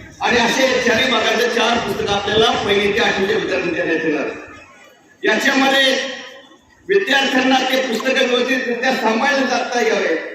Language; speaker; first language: Marathi; native; Marathi